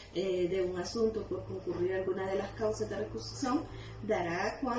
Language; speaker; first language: Spanish; native; Spanish